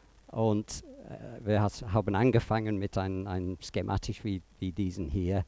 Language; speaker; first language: German; non-native, fluent; English